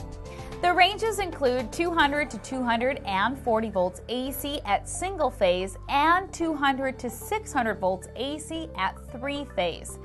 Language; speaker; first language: English; native; English